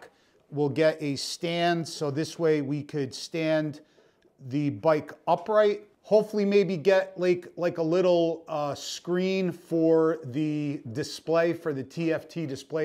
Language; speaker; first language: English; native; English